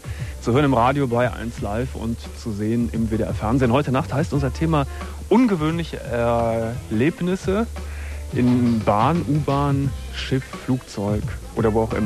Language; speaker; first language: German; native; German